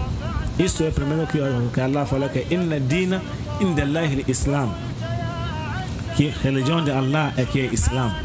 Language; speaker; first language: Portuguese; non-native, learner; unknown